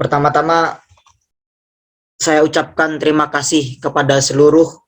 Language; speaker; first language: Malay; native; Malay